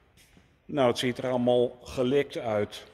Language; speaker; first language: Dutch; native; Dutch